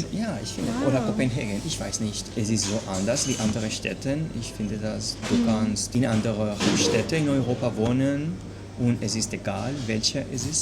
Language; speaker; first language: German; non-native, fluent; Catalan